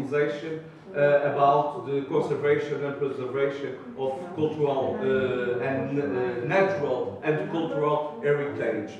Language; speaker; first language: English; non-native, learner; Portuguese